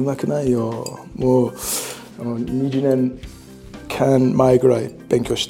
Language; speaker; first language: Japanese; non-native, learner; English